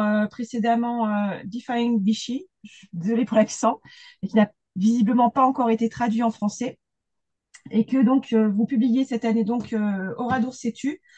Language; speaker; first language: French; native; French